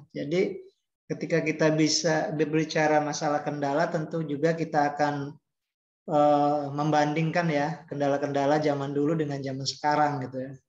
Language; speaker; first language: Indonesian; native; Indonesian